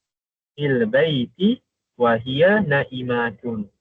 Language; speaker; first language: Arabic; non-native, learner; Malay